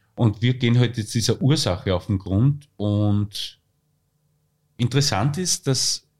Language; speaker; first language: German; native; German